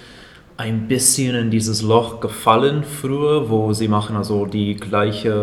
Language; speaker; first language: German; non-native, fluent; English